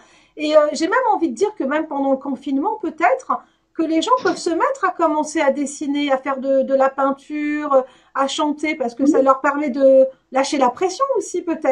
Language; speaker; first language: French; native; French